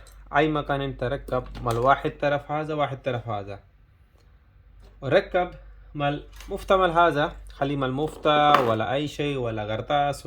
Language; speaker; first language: Arabic; non-native, learner; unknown